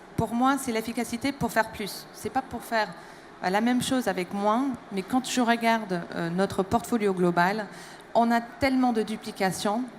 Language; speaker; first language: French; non-native, fluent; English